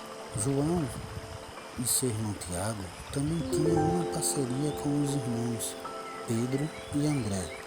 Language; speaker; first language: Portuguese; native; Portuguese